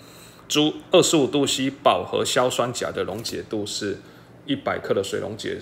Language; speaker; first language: Chinese; native; Chinese